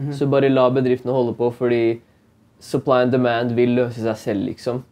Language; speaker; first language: Norwegian; native; Norwegian